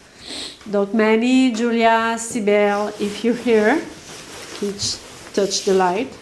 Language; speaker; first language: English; non-native, learner; French